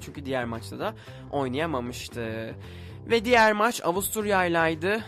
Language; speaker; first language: Turkish; native; Turkish